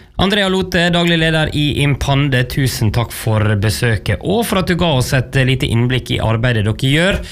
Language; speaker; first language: Norwegian; native; Norwegian